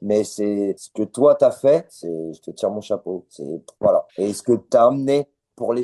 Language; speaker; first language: French; native; French